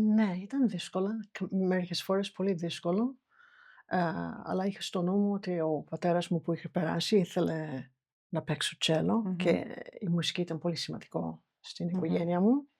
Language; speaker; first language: Greek; non-native, fluent; English